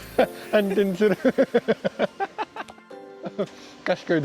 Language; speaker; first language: Japanese; non-native, learner; Filipino